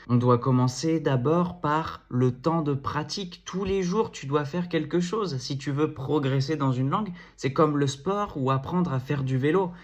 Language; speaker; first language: French; native; French